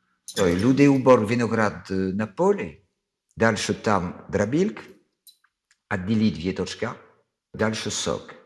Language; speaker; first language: Russian; non-native, learner; French